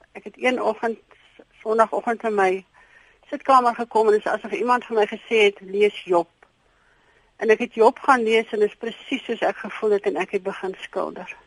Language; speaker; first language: Afrikaans; native; Afrikaans